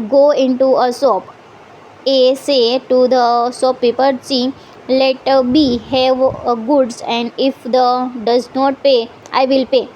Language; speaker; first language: English; non-native, local second language; Gujarati